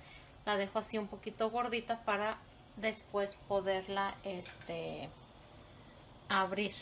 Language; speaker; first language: Spanish; native; Spanish